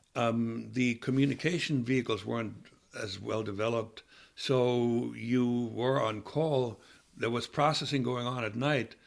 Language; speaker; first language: English; non-native, fluent; German